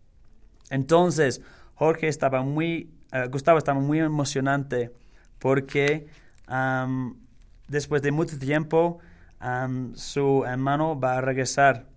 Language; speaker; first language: Spanish; non-native, learner; English